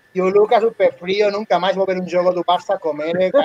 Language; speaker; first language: Portuguese; non-native, learner; Spanish